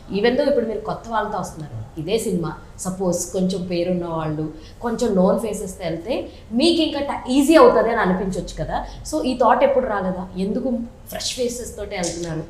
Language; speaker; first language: Telugu; native; Telugu